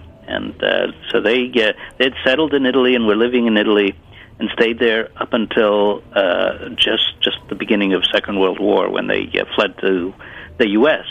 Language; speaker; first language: English; early bilingual, other home language; Italian